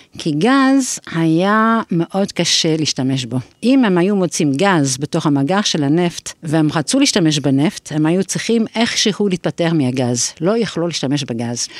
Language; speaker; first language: Hebrew; non-native, fluent; English